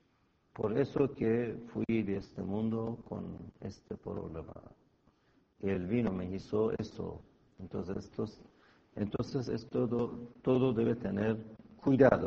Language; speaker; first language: Spanish; non-native, fluent; Persian